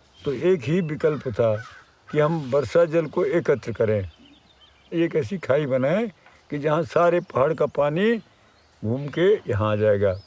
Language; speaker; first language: Hindi; non-native, local second language; Garhwali